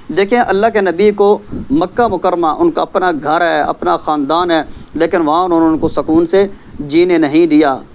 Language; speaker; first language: Urdu; non-native, local second language; Punjabi